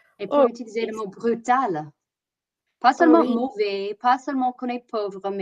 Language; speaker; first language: French; non-native, fluent; English